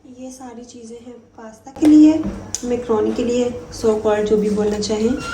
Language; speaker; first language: Urdu; native; Urdu